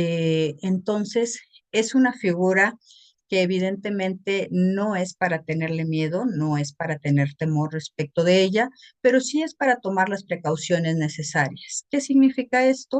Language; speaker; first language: Spanish; native; Spanish